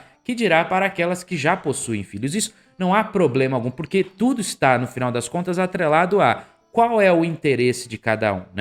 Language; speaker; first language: Portuguese; native; Portuguese